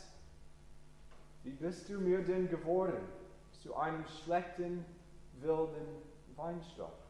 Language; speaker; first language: German; non-native, fluent; English